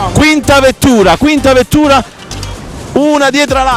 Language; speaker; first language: Italian; native; Italian